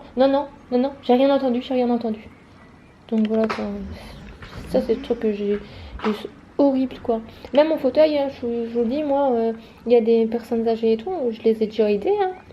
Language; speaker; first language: French; native; French